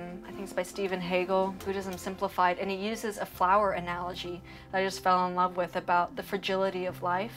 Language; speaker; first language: English; native; English